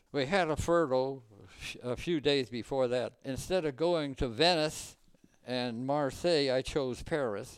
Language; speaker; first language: English; native; English